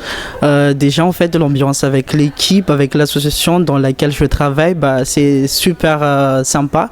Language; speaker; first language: French; native; French